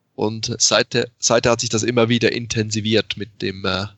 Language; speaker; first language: German; native; German